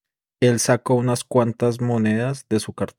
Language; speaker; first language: Spanish; native; Spanish